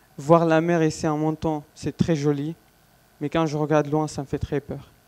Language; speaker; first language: French; non-native, fluent; Arabic